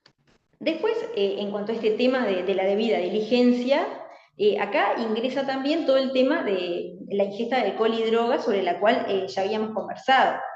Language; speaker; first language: Spanish; native; Spanish